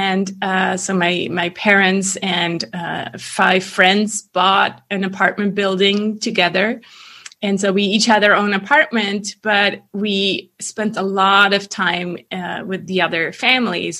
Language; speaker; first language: English; non-native, fluent; Swiss German